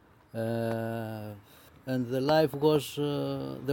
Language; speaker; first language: English; non-native, learner; Greek